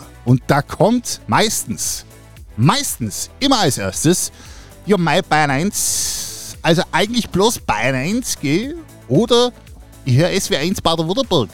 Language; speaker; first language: German; native; German